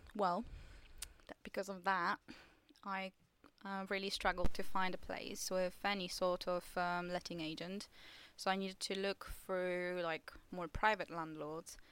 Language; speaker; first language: English; non-native, fluent; Polish